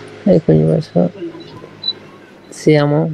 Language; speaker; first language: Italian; non-native, learner; Bangla